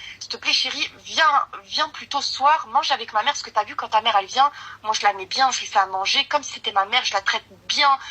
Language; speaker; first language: French; early bilingual, other home language; Arabic